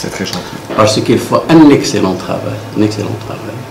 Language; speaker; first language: French; non-native, local second language; Arabic